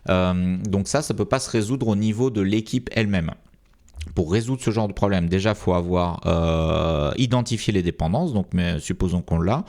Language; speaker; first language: French; native; French